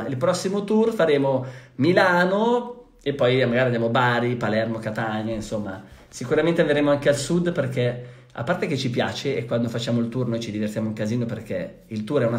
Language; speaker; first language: Italian; native; Italian